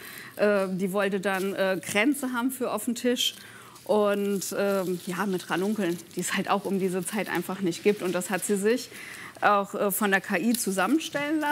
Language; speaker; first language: German; native; German